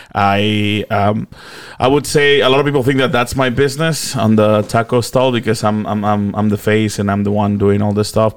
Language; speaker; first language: English; non-native, fluent; Spanish